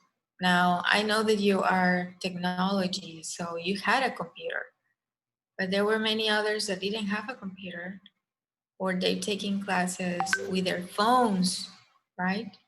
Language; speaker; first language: English; non-native, fluent; Spanish